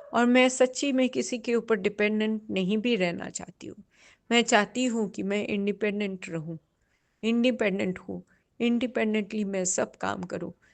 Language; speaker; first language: Hindi; non-native, local second language; Bangla